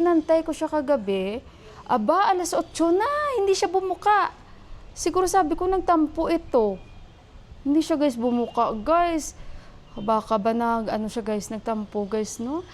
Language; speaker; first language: Filipino; native; Filipino